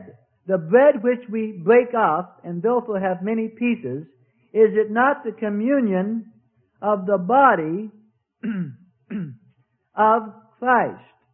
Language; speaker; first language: English; native; English